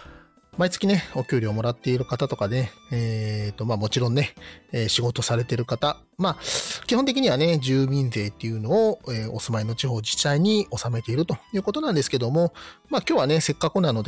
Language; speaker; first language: Japanese; native; Japanese